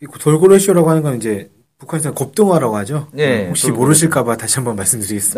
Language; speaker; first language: Korean; native; Korean